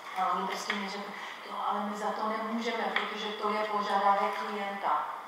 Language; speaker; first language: Czech; non-native, fluent; English